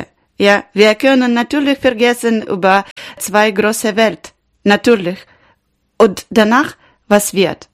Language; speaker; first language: German; non-native, learner; Ukrainian